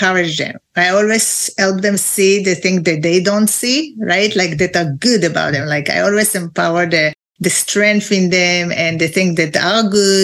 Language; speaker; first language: English; non-native, fluent; Hebrew